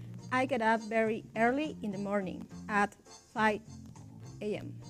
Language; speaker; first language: English; non-native, learner; Spanish